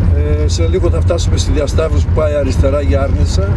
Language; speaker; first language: Greek; native; Greek